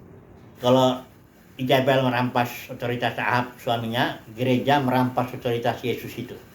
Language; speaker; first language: Indonesian; native; Indonesian